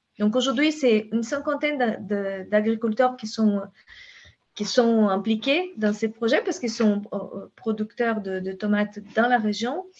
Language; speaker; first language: French; non-native, fluent; Portuguese